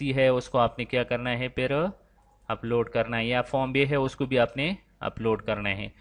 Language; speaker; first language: Urdu; native; Urdu